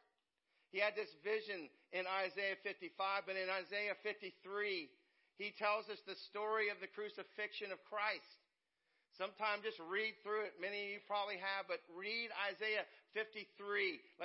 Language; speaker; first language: English; native; English